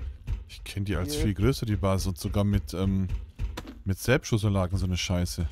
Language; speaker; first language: German; native; German